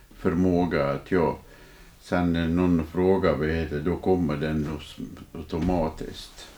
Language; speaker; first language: Swedish; non-native, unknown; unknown